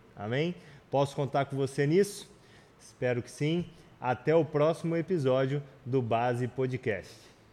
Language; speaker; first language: Portuguese; native; Portuguese